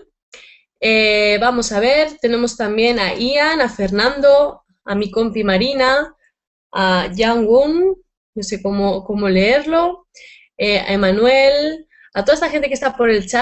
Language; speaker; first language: Spanish; native; Spanish